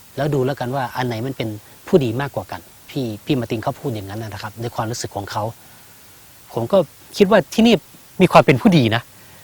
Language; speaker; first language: Thai; native; Thai